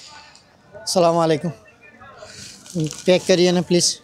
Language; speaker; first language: Hindi; non-native, fluent; Bangla